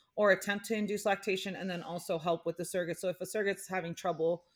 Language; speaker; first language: English; native; English